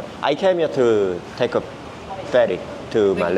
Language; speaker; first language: English; non-native, learner; Korean